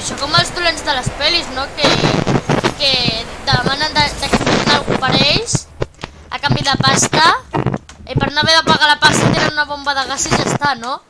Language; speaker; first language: Catalan; native; Catalan